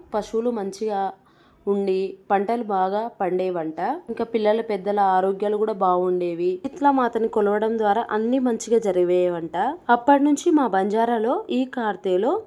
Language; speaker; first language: Telugu; non-native, local second language; Lambadi